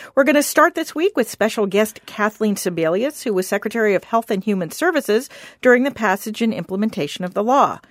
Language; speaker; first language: English; native; English